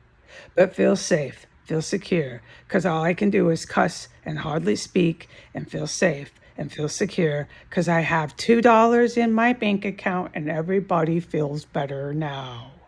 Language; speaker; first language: English; native; English